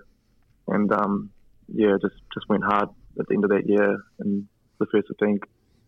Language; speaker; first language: English; native; English